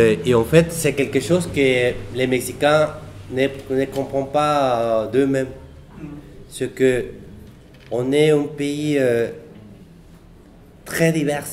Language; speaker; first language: French; non-native, fluent; Spanish